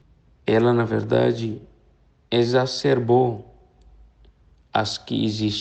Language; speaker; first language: Portuguese; non-native, fluent; Arabic